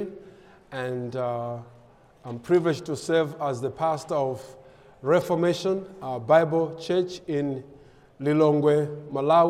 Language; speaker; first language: English; non-native, local second language; Nyanja